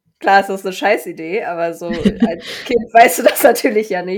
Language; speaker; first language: German; native; German